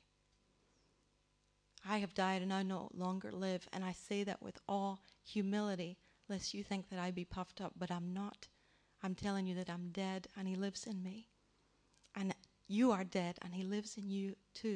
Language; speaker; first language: English; native; English